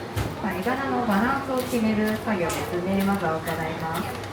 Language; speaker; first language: Japanese; native; Japanese